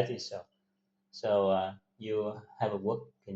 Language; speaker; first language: English; non-native, learner; Vietnamese